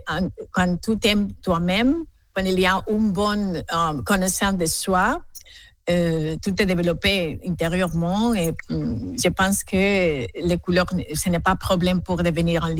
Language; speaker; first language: French; non-native, learner; Spanish